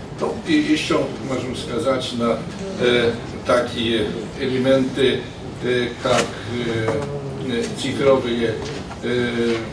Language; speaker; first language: Russian; non-native, learner; Polish